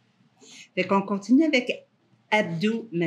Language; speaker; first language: French; native; French